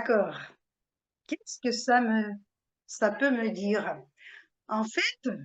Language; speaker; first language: French; non-native, fluent; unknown